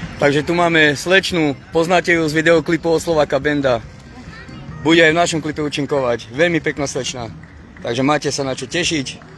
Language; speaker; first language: Slovak; native; Slovak